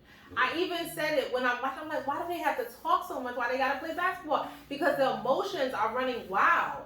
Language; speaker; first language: English; native; English